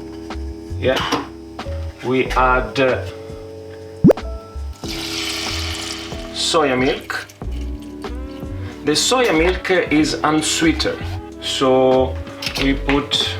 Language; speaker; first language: English; non-native, fluent; Italian